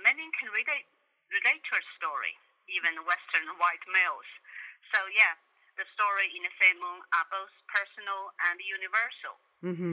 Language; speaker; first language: English; non-native, fluent; Chinese